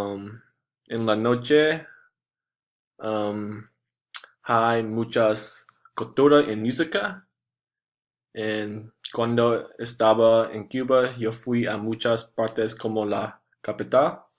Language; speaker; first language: Spanish; non-native, learner; English